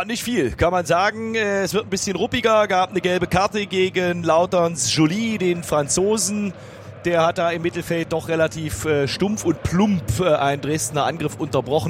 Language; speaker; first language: German; native; German